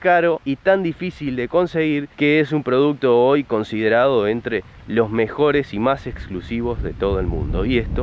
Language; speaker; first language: Spanish; native; Spanish